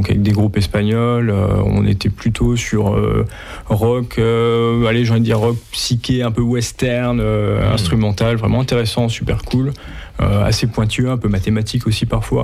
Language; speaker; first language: French; native; French